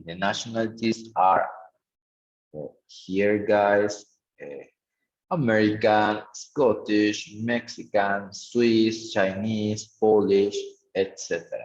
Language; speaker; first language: English; non-native, fluent; Spanish